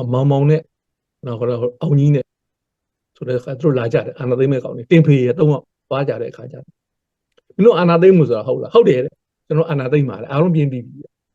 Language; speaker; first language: Burmese; native; Burmese